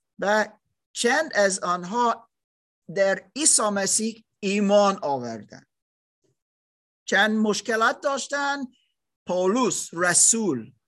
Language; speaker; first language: Persian; non-native, learner; German